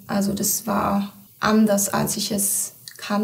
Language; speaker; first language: German; early bilingual, other home language; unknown